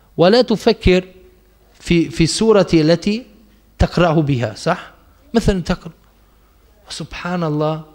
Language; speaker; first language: Arabic; non-native, fluent; German